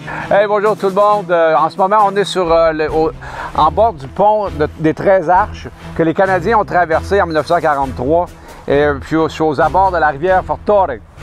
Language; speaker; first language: French; native; French